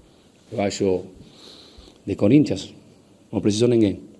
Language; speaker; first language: Portuguese; non-native, fluent; Spanish